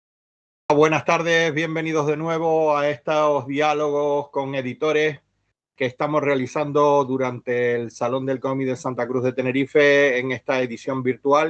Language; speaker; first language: Spanish; native; Spanish